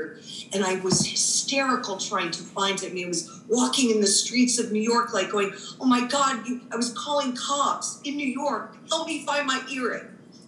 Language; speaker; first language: English; native; English